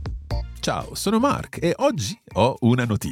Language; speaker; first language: Italian; non-native, fluent; English